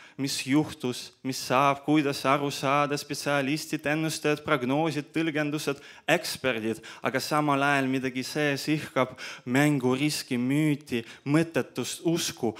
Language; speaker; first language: Estonian; non-native, local second language; Russian